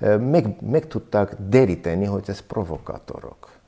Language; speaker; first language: Hungarian; non-native, learner; Armenian